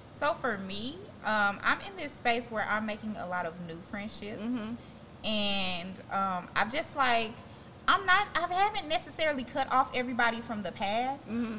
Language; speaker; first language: English; native; English